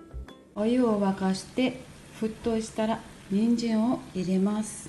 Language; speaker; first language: Japanese; non-native, fluent; Mongolian